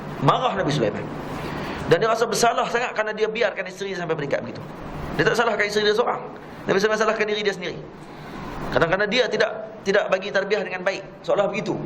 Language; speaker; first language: Malay; native; Malay